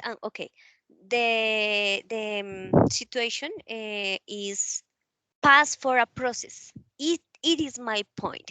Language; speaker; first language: English; non-native, learner; Spanish